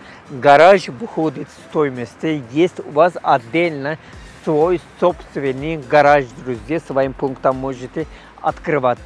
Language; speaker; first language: Russian; non-native, learner; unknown